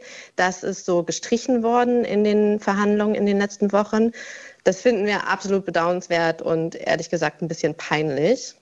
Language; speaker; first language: German; native; German